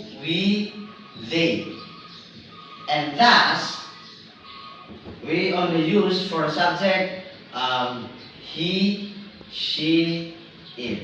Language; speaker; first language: English; non-native, learner; Indonesian